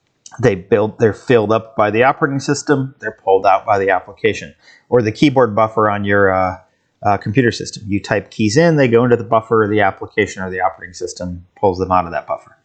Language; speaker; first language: English; native; English